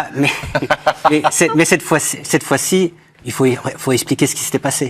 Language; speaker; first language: French; native; French